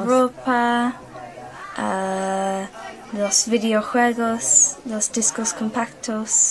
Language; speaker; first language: Spanish; non-native, learner; English